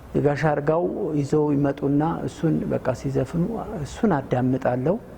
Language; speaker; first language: Amharic; non-native, local second language; Sebat Bet Gurage